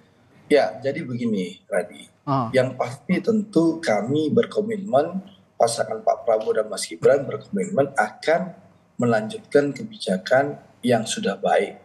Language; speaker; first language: Indonesian; native; Indonesian